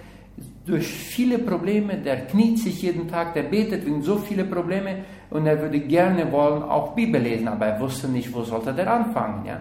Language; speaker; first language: German; non-native, learner; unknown